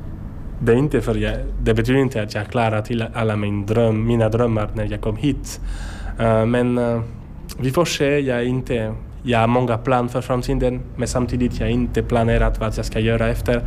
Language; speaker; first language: Swedish; non-native, learner; French